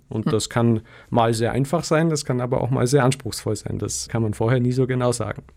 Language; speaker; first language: German; native; German